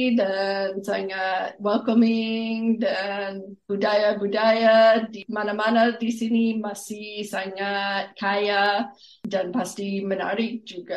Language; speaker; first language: Indonesian; non-native, fluent; English